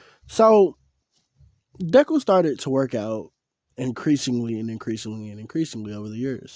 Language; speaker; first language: English; native; English